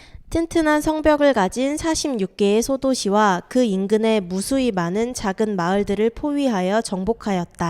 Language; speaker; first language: Korean; native; Korean